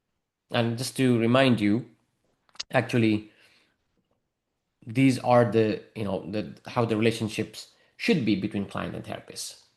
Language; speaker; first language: English; non-native, fluent; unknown